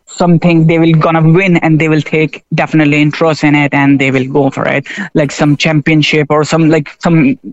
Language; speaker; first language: English; non-native, local second language; Urdu